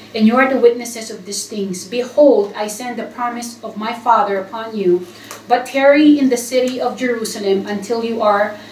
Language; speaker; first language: English; non-native, local second language; Filipino